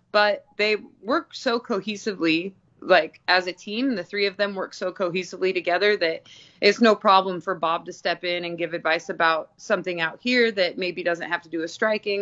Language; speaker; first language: English; native; English